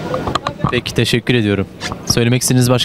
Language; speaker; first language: Turkish; native; Turkish